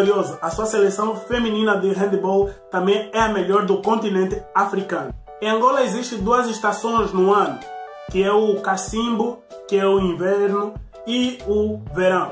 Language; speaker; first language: Portuguese; native; Portuguese